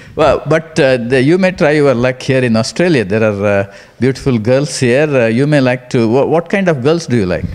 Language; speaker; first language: English; non-native, local second language; Kannada